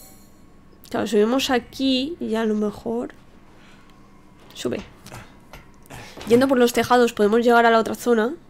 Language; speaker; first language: Spanish; native; Spanish